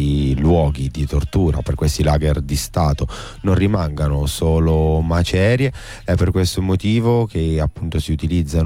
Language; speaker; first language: Italian; native; Italian